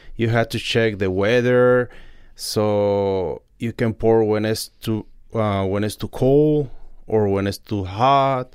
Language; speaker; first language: English; non-native, learner; Spanish